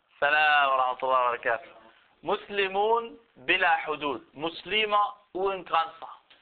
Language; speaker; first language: Danish; non-native, fluent; Arabic